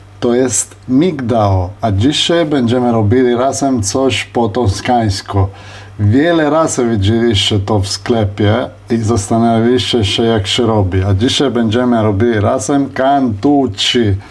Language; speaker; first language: Polish; non-native, fluent; Italian